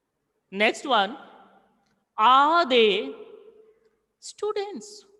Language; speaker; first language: English; non-native, local second language; Hindi